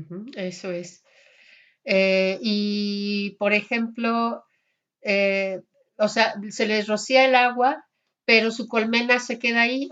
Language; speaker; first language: Spanish; native; Spanish